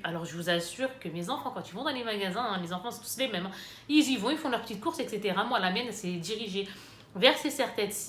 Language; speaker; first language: French; native; French